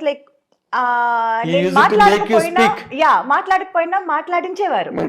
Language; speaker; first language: Telugu; non-native, local second language; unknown